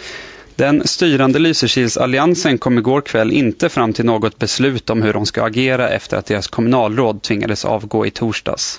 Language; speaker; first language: Swedish; native; Swedish